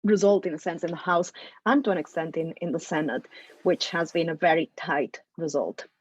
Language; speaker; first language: English; non-native, fluent; Catalan